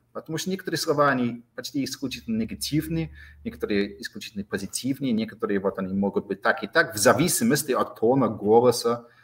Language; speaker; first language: Russian; non-native, fluent; English